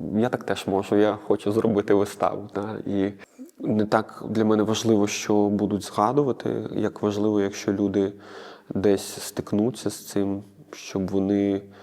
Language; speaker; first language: Ukrainian; native; Ukrainian